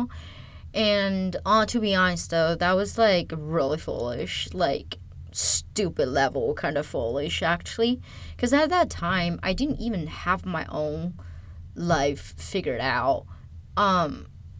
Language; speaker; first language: English; non-native, fluent; Chinese